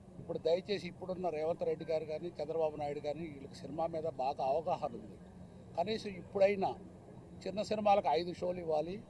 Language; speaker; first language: Telugu; native; Telugu